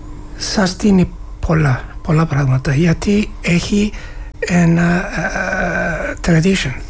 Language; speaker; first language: Greek; non-native, fluent; Turkish